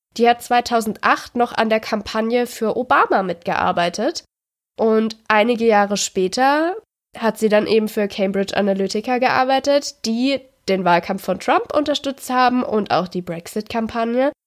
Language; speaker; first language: German; native; German